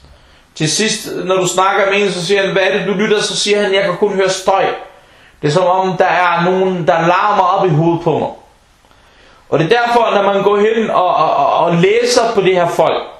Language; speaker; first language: Danish; early bilingual, other home language; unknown